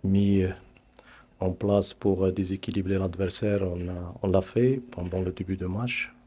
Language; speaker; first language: French; non-native, local second language; Arabic